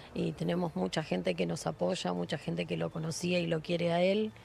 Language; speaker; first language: Spanish; native; Spanish